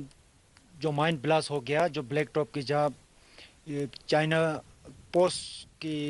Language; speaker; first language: Hindi; non-native, learner; Tibetan